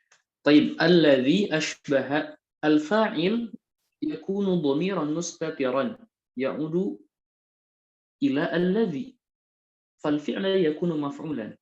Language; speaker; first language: Arabic; non-native, fluent; Indonesian